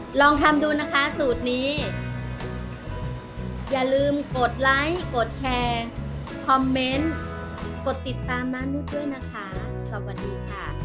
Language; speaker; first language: Thai; native; Thai